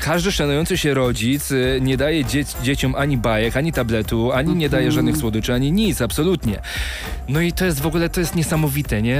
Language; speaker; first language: Polish; native; Polish